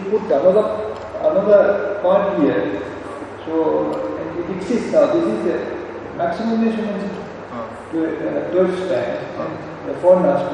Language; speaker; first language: English; non-native, fluent; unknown